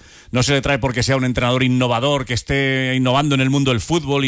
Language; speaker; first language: Spanish; native; Spanish